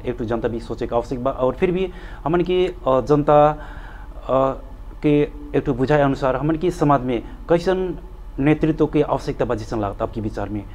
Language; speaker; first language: Bhojpuri; native; Bhojpuri